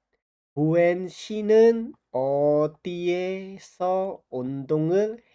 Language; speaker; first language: Korean; non-native, fluent; Khmer